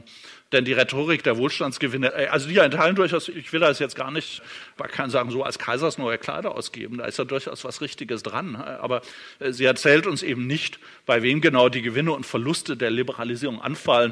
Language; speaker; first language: German; native; German